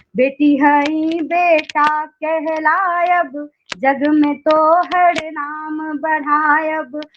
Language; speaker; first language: Hindi; non-native, local second language; Maithili